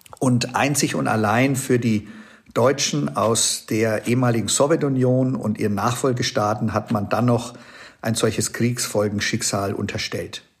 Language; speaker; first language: German; native; German